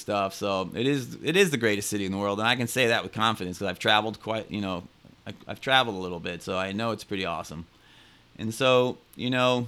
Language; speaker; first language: English; native; English